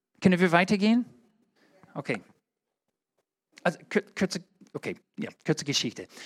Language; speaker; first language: German; non-native, learner; English